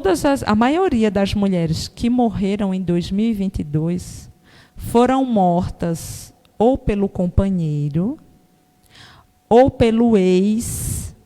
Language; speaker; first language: Portuguese; native; Portuguese